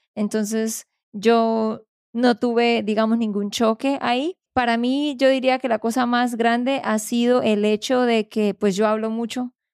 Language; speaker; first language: Spanish; native; Spanish